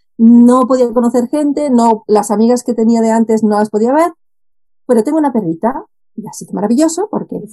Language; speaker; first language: Spanish; native; Spanish